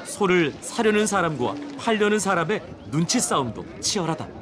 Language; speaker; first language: Korean; native; Korean